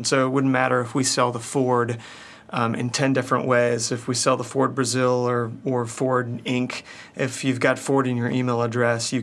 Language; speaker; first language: English; native; English